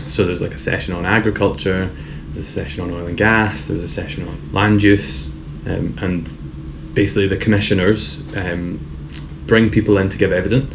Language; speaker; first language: English; native; English